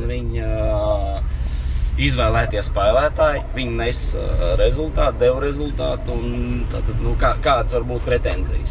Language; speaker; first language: Latvian; non-native, local second language; Russian